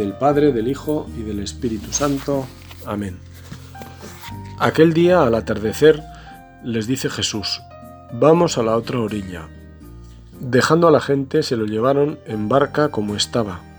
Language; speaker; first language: Spanish; native; Spanish